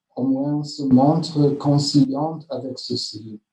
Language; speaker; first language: French; non-native, fluent; German